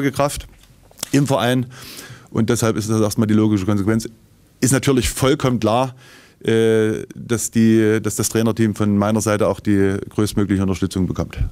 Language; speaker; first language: German; native; German